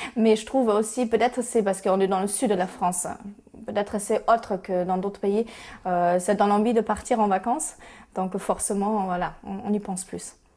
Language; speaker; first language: French; non-native, fluent; German